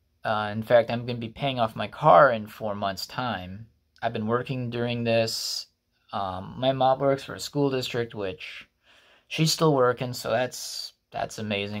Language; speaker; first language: English; native; English